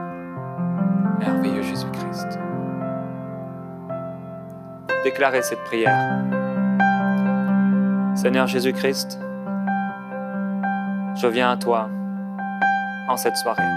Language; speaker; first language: French; non-native, local second language; Haitian Creole